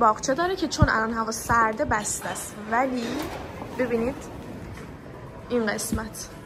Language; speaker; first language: Persian; native; Persian